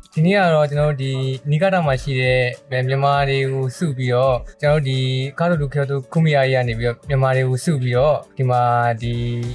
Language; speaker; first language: Burmese; native; Burmese